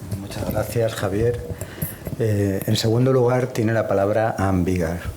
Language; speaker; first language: Spanish; native; Spanish